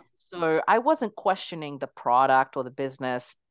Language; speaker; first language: English; early bilingual, other home language; Spanish